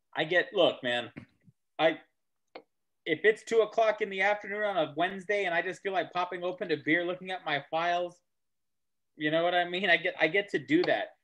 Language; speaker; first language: English; native; English